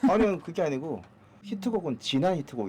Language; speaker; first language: Korean; native; Korean